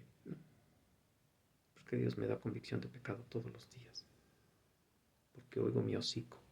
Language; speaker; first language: Spanish; native; Spanish